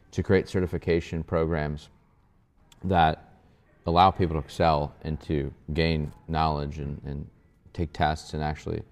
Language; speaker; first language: English; native; English